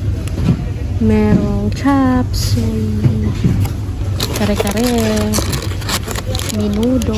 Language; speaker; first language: Filipino; native; Filipino